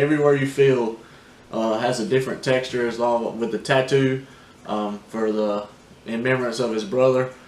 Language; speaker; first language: English; native; English